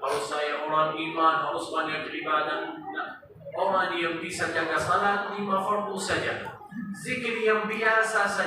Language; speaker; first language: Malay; non-native, fluent; Arabic